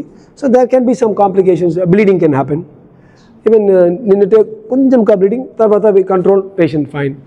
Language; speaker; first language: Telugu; non-native, learner; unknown